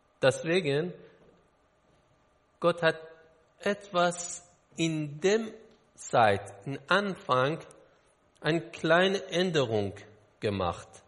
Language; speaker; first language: German; non-native, learner; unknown